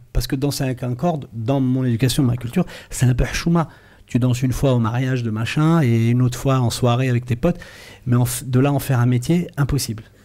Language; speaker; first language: French; early bilingual, other home language; Arabic